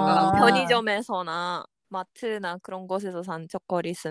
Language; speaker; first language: Korean; non-native, fluent; Japanese